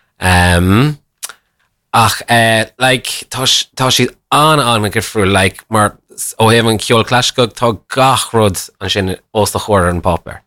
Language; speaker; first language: Irish; non-native, local second language; English